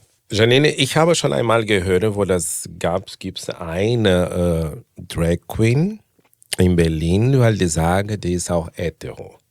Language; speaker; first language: German; non-native, fluent; Portuguese